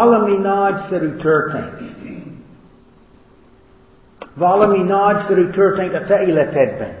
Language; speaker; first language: Hungarian; non-native, learner; English